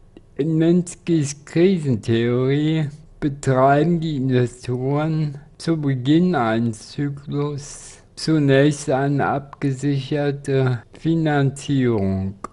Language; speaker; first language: German; native; German